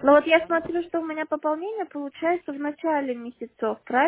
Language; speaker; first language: Russian; native; Russian